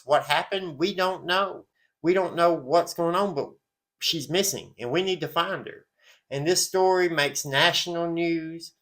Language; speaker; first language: English; native; English